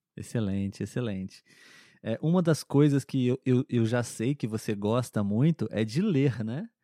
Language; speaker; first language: Portuguese; native; Portuguese